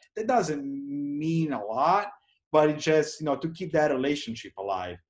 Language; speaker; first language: English; non-native, fluent; Italian